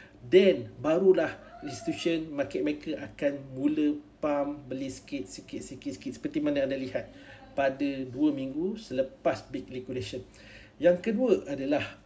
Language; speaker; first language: Malay; native; Malay